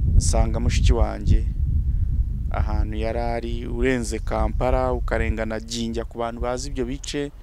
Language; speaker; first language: Kinyarwanda; early bilingual, heritage; Kinyarwanda